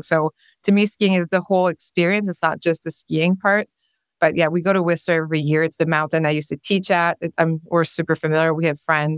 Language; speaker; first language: English; non-native, fluent; French